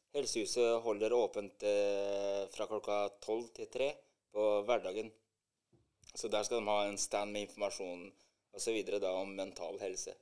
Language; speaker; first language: Norwegian; early bilingual, other home language; Albanian